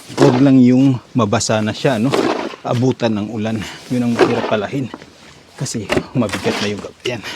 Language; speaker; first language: Filipino; native; Filipino